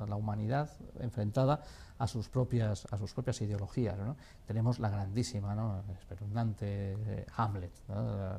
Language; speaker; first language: Spanish; native; Spanish